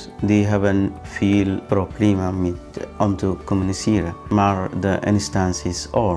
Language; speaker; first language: Dutch; non-native, learner; Arabic